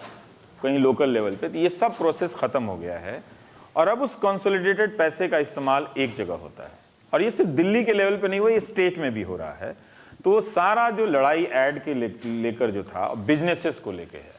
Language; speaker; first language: Hindi; native; Hindi